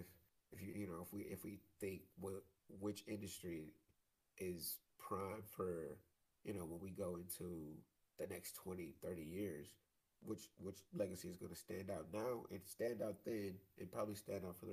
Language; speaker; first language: English; native; English